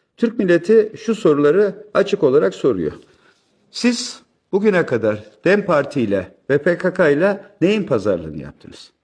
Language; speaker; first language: Turkish; native; Turkish